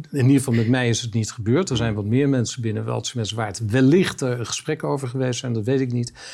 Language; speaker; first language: Dutch; native; Dutch